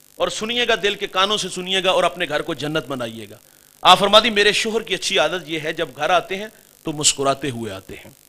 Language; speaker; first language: Urdu; non-native, local second language; Punjabi